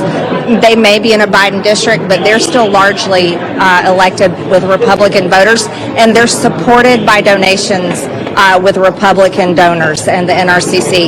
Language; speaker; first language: English; native; English